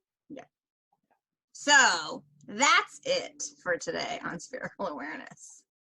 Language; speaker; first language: English; native; English